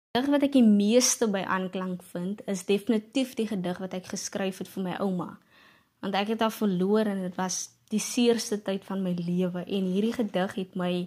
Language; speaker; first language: Afrikaans; native; Afrikaans